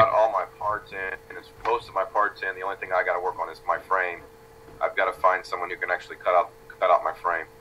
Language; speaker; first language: English; native; English